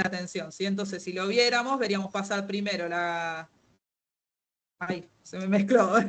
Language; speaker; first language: Spanish; native; Spanish